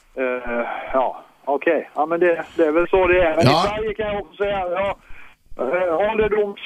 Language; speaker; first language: Swedish; native; Swedish